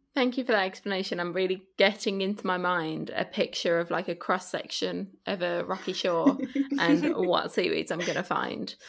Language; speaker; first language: English; early bilingual, other home language; Spanish